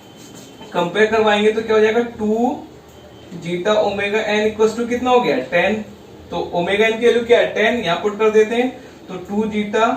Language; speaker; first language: Hindi; native; Hindi